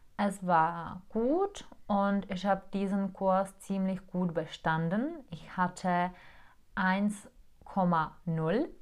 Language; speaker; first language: German; non-native, fluent; Czech